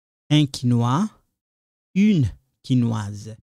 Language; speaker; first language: French; non-native, local second language; Lingala